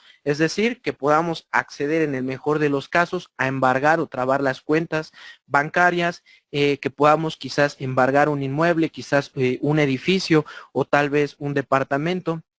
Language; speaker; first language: Spanish; native; Spanish